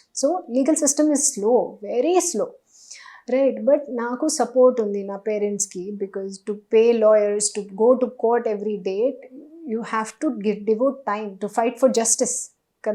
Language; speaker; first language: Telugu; non-native, learner; Hindi